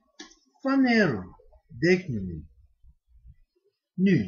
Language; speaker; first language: Greek; non-native, fluent; English